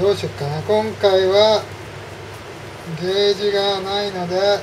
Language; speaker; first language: Japanese; native; Japanese